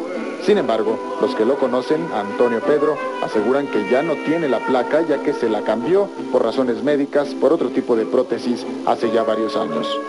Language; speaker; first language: Spanish; native; Spanish